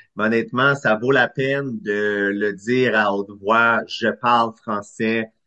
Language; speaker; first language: French; native; French